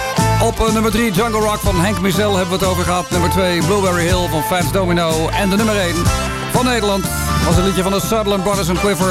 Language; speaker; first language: Dutch; native; Dutch